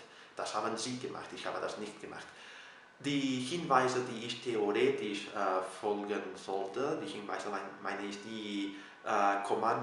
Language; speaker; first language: German; non-native, fluent; Catalan